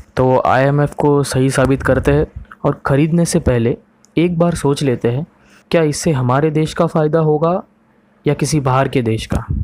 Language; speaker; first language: Hindi; non-native, local second language; Marathi